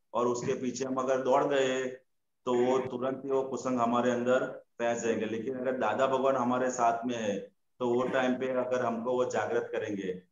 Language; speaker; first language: Hindi; non-native, local second language; Gujarati